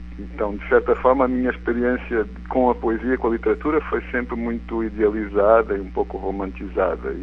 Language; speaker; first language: Portuguese; native; Portuguese